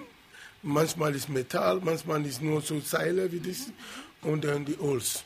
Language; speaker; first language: German; non-native, fluent; Yoruba